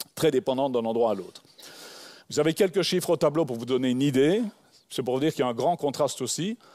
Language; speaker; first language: French; native; French